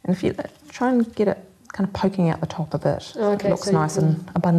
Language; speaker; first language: English; native; English